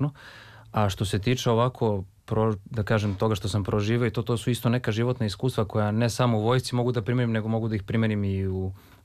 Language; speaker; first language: Serbian; native; Serbian